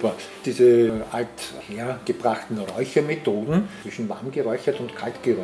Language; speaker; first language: German; native; German